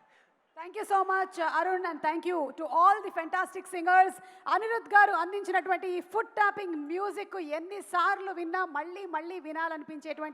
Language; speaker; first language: Telugu; native; Telugu